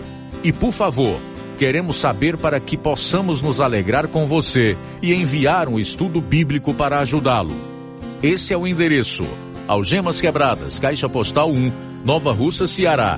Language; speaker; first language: Portuguese; native; Portuguese